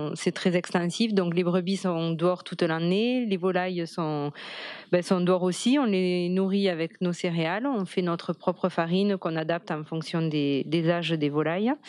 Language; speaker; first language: French; native; French